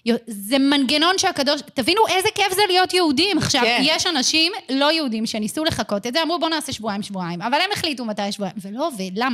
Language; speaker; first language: Hebrew; native; Hebrew